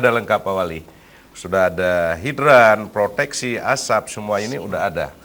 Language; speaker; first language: Malay; native; Malay